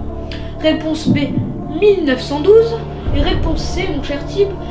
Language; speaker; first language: French; native; French